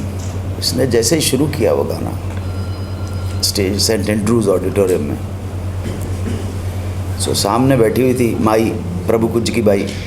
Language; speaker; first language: Hindi; native; Hindi